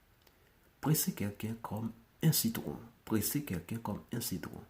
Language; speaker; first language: French; non-native, local second language; Haitian Creole